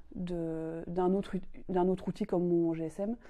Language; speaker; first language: French; native; French